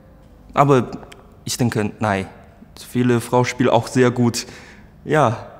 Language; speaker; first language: German; non-native, learner; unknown